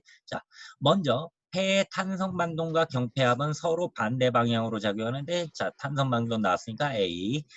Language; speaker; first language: Korean; native; Korean